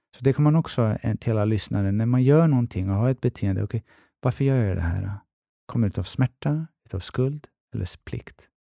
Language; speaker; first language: Swedish; early bilingual, other home language; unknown